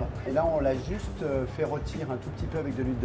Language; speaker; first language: French; native; French